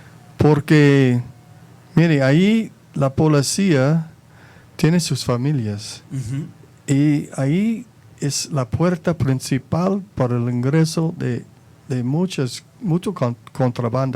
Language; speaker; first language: Spanish; non-native, fluent; English